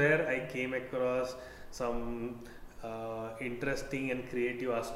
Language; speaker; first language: English; non-native, local second language; Marathi